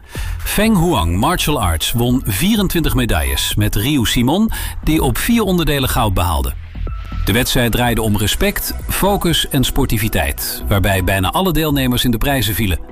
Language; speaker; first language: Dutch; native; Dutch